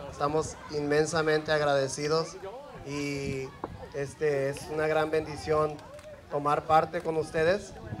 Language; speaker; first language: Spanish; native; Spanish